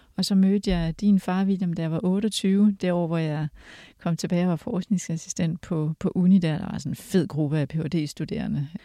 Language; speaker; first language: Danish; early bilingual, other home language; Polish